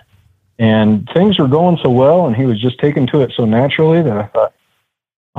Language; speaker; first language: English; native; English